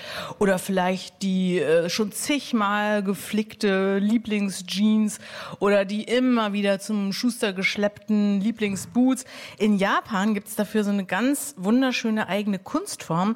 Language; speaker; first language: German; native; German